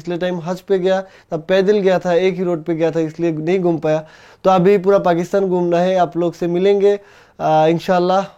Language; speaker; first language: Hindi; non-native, learner; Bangla